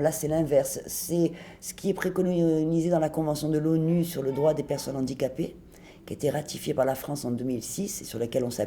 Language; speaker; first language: French; native; French